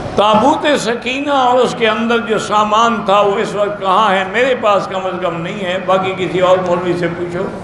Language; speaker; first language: Urdu; early bilingual, heritage; Urdu